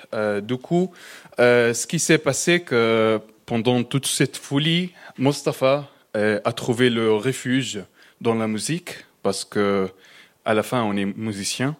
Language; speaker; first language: French; non-native, fluent; Arabic